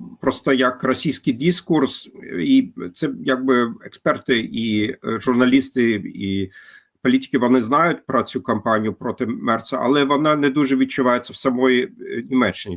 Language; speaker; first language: Ukrainian; non-native, fluent; German